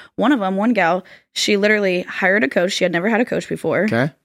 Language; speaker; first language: English; native; English